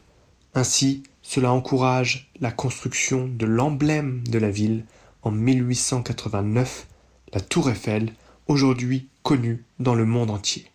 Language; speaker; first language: French; native; French